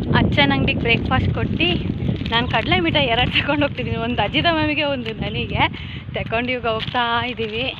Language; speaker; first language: Kannada; non-native, local second language; Malayalam